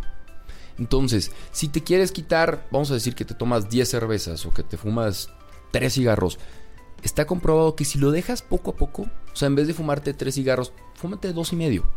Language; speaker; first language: Spanish; native; Spanish